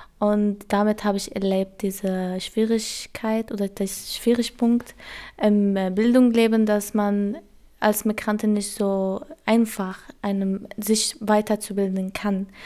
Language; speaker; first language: German; non-native, learner; Arabic